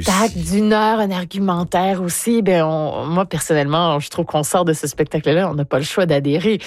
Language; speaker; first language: French; native; French